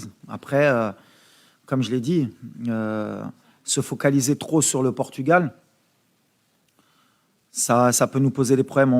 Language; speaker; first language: French; native; French